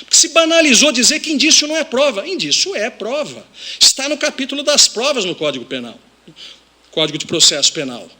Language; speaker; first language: Portuguese; native; Portuguese